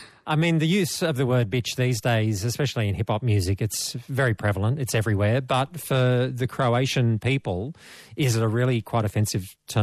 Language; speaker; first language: English; native; English